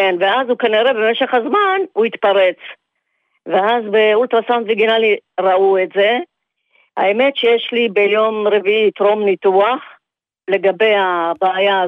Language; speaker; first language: Hebrew; non-native, fluent; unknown